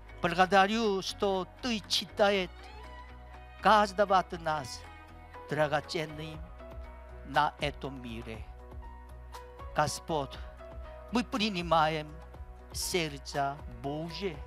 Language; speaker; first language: Russian; non-native, learner; Korean